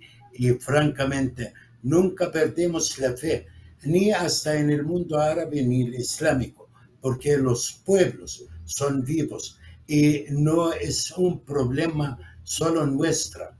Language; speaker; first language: Spanish; non-native, fluent; Arabic